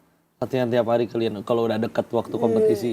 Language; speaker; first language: Indonesian; native; Indonesian